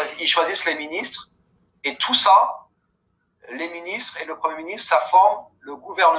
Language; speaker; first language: French; native; French